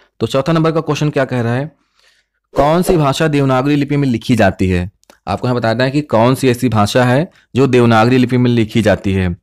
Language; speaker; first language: Hindi; native; Hindi